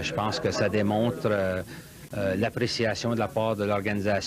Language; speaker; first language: French; native; French